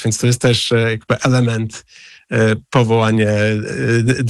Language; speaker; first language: Polish; non-native, fluent; English